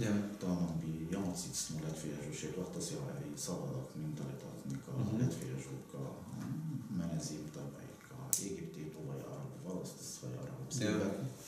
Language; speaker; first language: Latvian; non-native, learner; Arabic